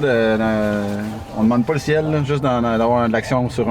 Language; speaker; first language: French; native; French